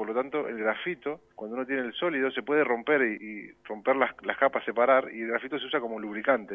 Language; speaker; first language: Spanish; native; Spanish